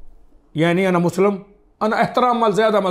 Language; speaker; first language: Arabic; non-native, learner; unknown